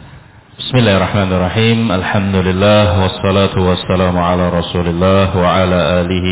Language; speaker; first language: Arabic; non-native, fluent; Indonesian